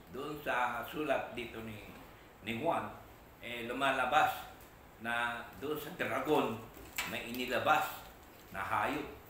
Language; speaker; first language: Filipino; non-native, local second language; Iloko